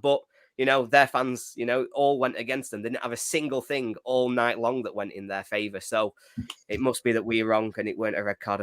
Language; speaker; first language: English; native; English